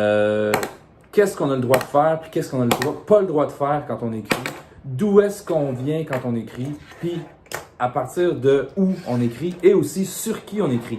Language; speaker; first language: French; native; French